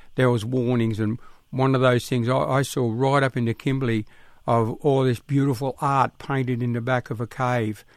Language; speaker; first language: English; native; English